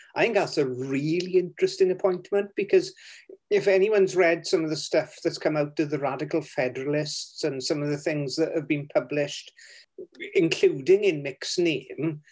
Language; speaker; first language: English; native; English